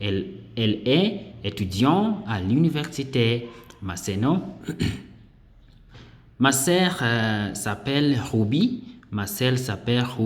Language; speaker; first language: French; non-native, learner; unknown